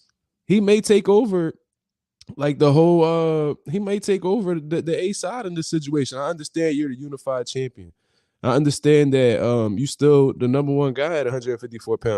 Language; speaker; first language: English; native; English